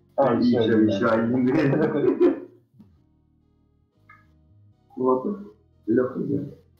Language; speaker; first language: Russian; non-native, local second language; Yakut